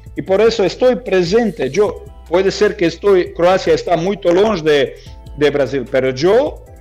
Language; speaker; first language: Spanish; non-native, fluent; Croatian